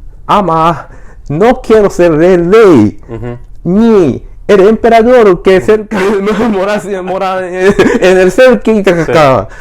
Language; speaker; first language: Spanish; non-native, learner; Japanese